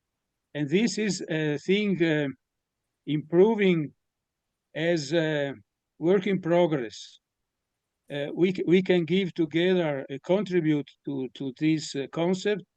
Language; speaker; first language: English; non-native, learner; Italian